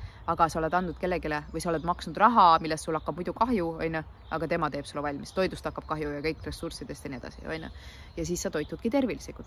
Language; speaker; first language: Estonian; native; Estonian